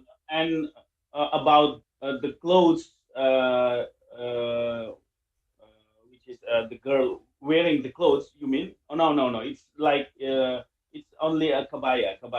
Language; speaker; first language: English; non-native, learner; Indonesian